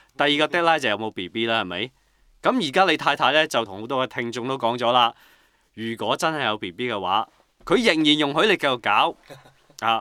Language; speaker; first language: Cantonese; native; Cantonese